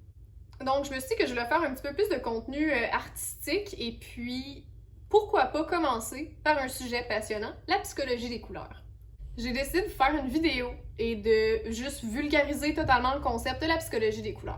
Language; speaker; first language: French; native; French